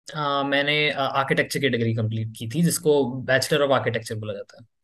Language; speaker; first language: Hindi; native; Hindi